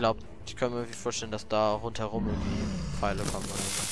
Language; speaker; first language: German; native; German